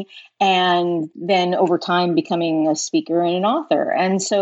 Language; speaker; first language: English; native; English